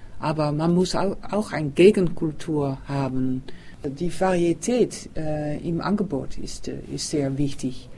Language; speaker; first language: German; non-native, learner; Dutch